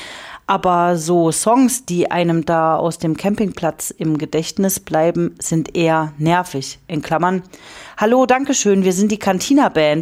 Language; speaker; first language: German; native; German